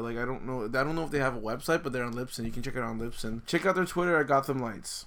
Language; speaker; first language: English; native; English